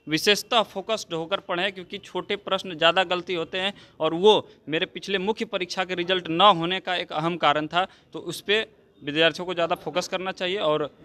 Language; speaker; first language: Hindi; native; Hindi